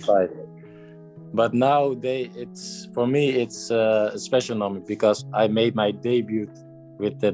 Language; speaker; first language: English; non-native, fluent; Dutch